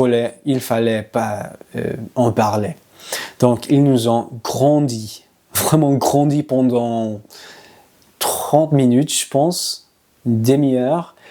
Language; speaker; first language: French; non-native, learner; English